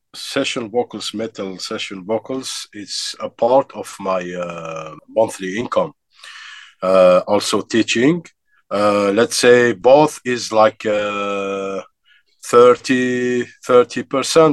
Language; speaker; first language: English; non-native, fluent; Arabic